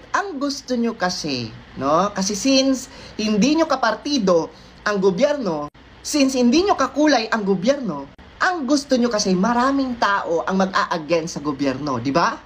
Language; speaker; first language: Filipino; non-native, local second language; Cebuano